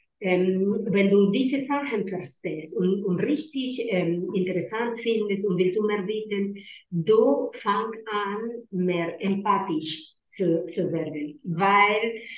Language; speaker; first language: German; non-native, learner; Spanish